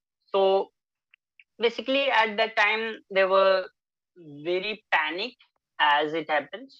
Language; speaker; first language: English; non-native, local second language; Hindi